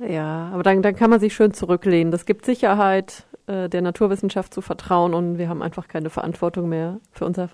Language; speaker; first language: German; native; German